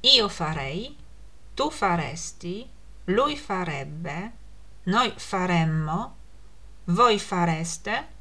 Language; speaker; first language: Italian; non-native, fluent; Polish